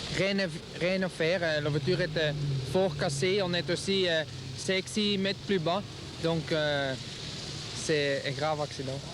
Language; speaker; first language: French; non-native, local second language; Dutch